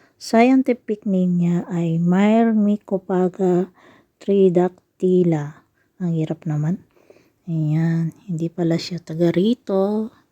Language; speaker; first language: Filipino; native; Filipino